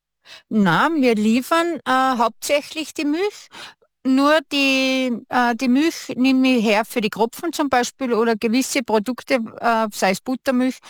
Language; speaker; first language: German; native; German